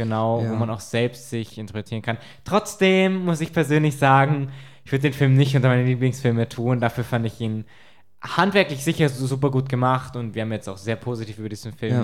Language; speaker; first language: German; native; German